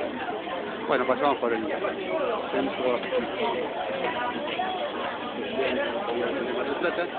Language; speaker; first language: Spanish; native; Spanish